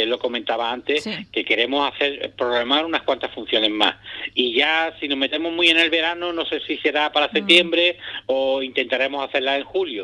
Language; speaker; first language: Spanish; native; Spanish